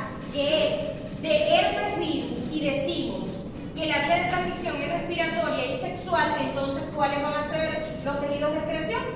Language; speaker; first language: Spanish; native; Spanish